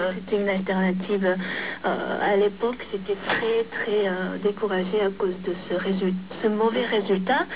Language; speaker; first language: French; non-native, fluent; Korean